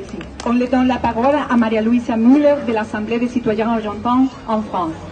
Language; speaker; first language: French; non-native, learner; Spanish